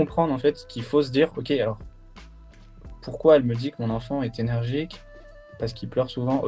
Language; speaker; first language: French; native; French